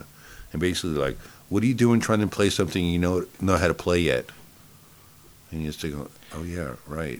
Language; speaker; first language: English; native; English